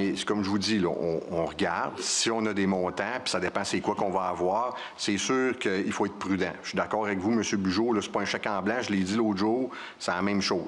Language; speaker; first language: French; native; French